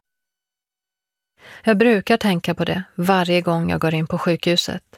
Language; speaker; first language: Swedish; early bilingual, other home language; Persian